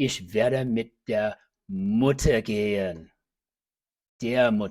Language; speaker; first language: German; early bilingual, heritage; English